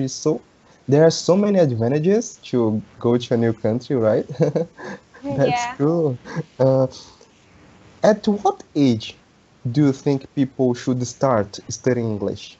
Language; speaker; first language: English; non-native, learner; Portuguese